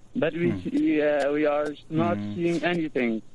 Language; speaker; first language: English; non-native, learner; Persian